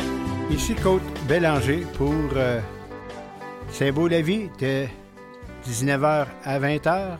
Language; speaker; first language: French; native; French